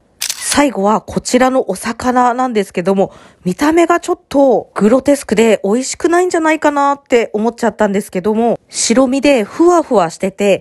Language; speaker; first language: Japanese; native; Japanese